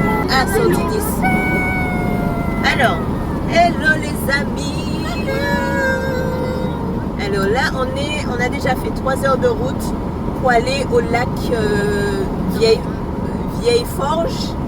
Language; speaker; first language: French; native; French